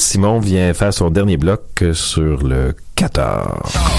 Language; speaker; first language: French; native; French